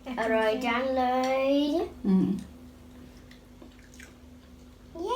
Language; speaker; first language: Thai; early bilingual, heritage; Swedish